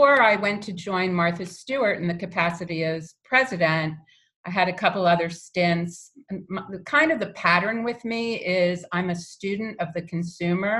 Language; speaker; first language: English; native; English